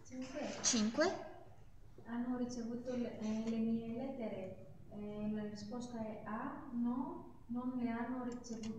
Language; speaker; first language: Italian; non-native, learner; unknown